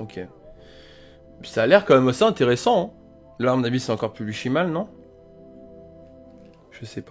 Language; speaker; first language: French; native; French